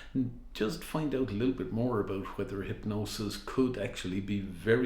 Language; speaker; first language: English; native; English